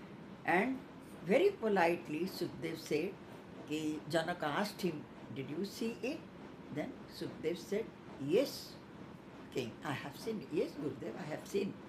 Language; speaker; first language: English; non-native, local second language; Odia